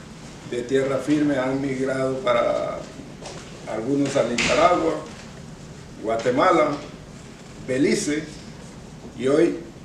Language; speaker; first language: Spanish; non-native, local second language; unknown